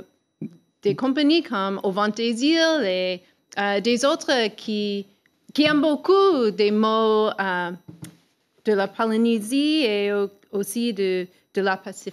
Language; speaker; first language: French; non-native, learner; English